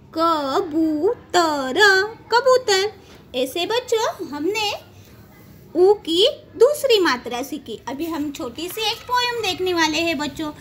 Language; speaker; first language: Hindi; non-native, local second language; Marathi